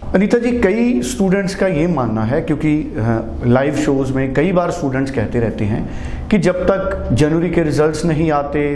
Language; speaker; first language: Hindi; non-native, local second language; Punjabi